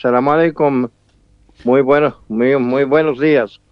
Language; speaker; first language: Spanish; non-native, fluent; Arabic